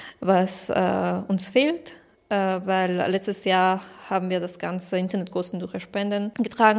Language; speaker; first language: German; non-native, fluent; Persian